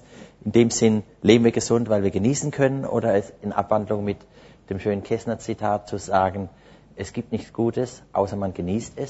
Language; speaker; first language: German; native; German